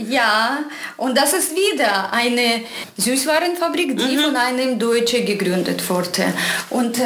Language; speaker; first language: German; non-native, fluent; Russian